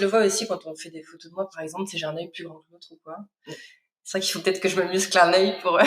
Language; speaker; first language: French; native; French